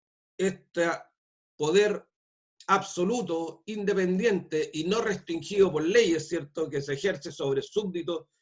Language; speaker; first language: Spanish; native; Spanish